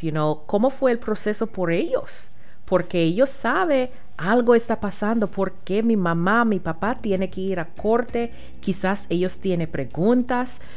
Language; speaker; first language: Spanish; non-native, learner; English